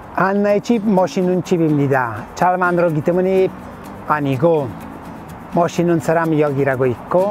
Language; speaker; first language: Korean; non-native, fluent; Italian